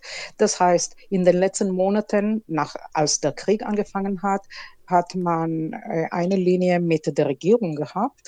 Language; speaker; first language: German; non-native, fluent; Hebrew